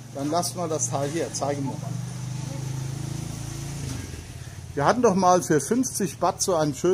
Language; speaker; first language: German; native; German